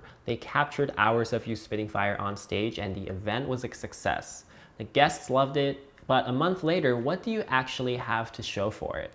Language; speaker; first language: English; native; English